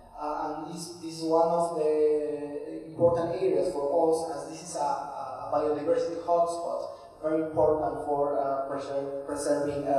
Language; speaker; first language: English; non-native, fluent; Spanish